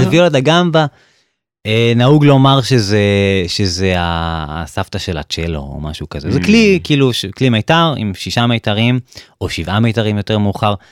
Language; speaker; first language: Hebrew; native; Hebrew